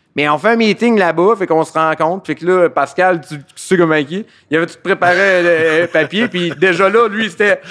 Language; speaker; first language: French; native; French